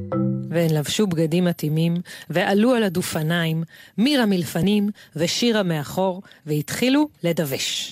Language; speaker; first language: Hebrew; native; Hebrew